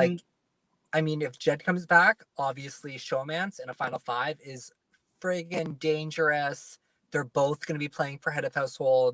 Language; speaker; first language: English; native; English